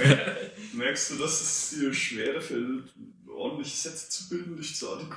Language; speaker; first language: German; native; German